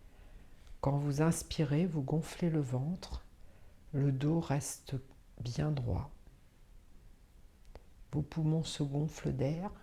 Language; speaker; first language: French; native; French